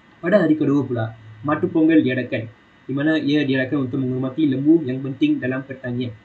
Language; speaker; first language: Malay; non-native, local second language; Tamil